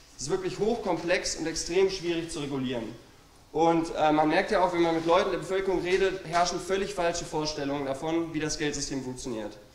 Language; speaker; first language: German; native; German